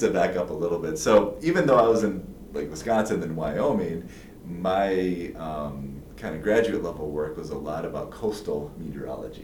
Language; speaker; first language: English; native; English